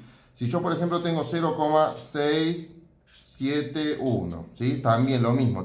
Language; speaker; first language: Spanish; native; Spanish